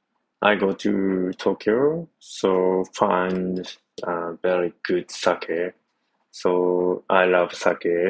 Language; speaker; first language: English; non-native, learner; Japanese